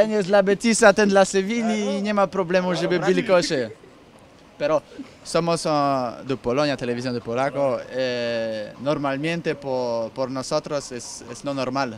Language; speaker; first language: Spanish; non-native, learner; Polish